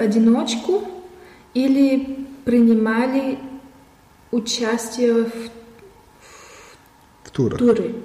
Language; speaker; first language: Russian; non-native, learner; German